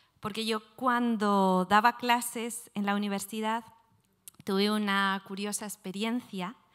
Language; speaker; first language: Spanish; native; Spanish